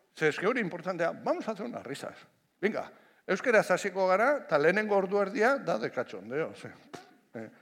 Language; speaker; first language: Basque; non-native, local second language; Spanish